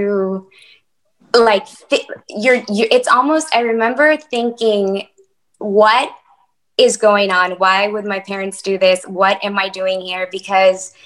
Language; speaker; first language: English; early bilingual, other home language; Spanish